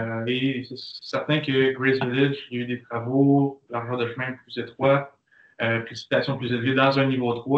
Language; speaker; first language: French; native; French